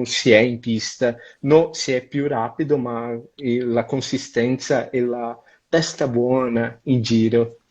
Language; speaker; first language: Italian; non-native, learner; Portuguese